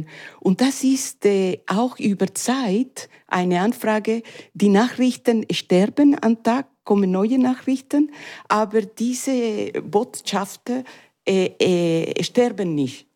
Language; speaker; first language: German; non-native, learner; Spanish